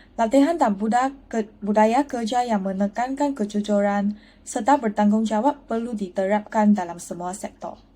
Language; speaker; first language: Malay; non-native, local second language; Chinese